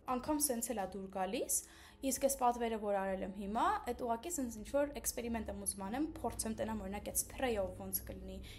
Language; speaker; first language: Armenian; early bilingual, heritage; Armenian